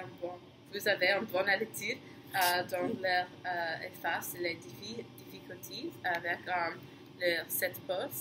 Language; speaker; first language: French; non-native, learner; English